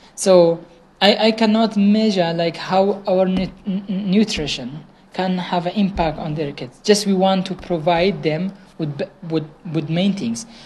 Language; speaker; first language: English; non-native, fluent; Kurdish